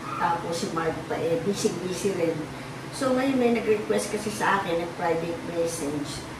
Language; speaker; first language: Filipino; native; Filipino